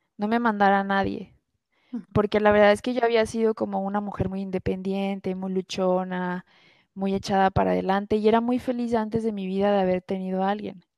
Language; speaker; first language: Spanish; native; Spanish